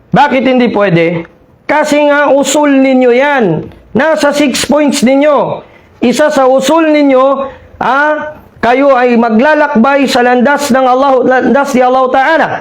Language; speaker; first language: Filipino; non-native, local second language; Maranao